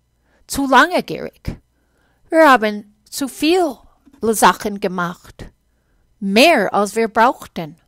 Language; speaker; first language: German; non-native, fluent; English